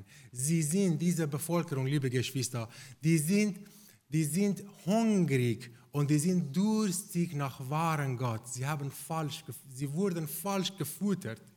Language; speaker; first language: German; non-native, fluent; Persian